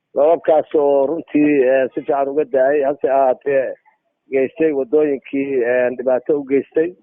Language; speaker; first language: Somali; native; Somali